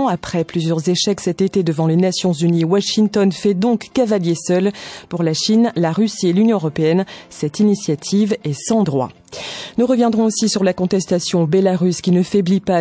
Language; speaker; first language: French; native; French